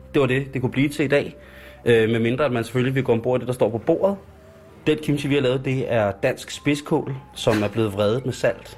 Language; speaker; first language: Danish; native; Danish